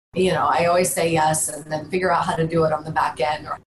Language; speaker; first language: English; early bilingual, other home language; Bulgarian